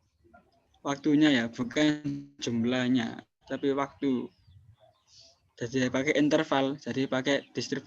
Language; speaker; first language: Indonesian; native; Indonesian